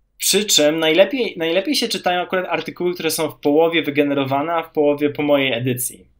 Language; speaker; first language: Polish; native; Polish